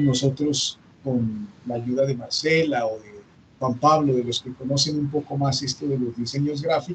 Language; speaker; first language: Spanish; native; Spanish